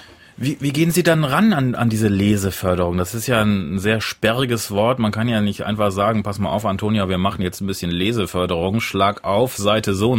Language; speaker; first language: German; native; German